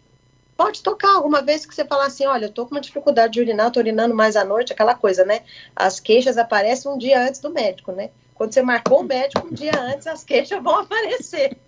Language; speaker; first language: Portuguese; native; Portuguese